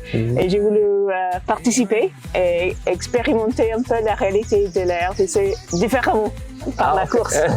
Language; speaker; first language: French; non-native, fluent; English